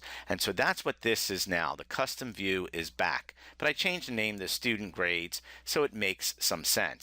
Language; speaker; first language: English; native; English